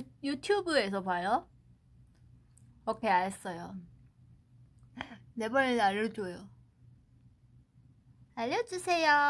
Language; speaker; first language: Korean; non-native, fluent; Chinese